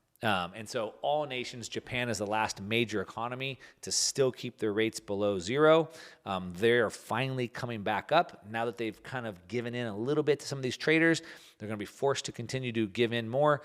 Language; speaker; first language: English; native; English